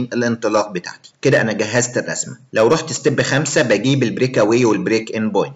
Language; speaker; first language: Arabic; native; Arabic